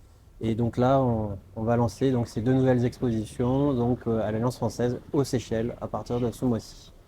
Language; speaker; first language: French; native; French